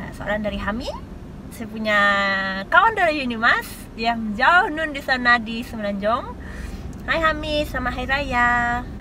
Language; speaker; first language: Malay; non-native, local second language; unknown